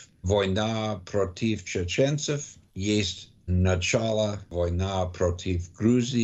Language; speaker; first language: Russian; non-native, learner; English